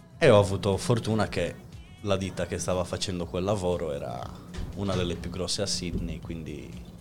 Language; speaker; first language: Italian; native; Italian